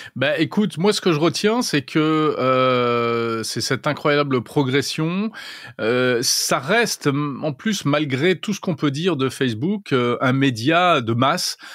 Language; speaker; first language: French; native; French